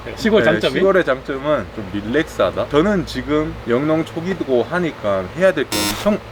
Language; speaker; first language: Korean; native; Korean